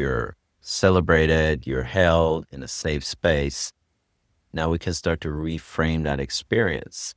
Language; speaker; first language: English; non-native, fluent; Swedish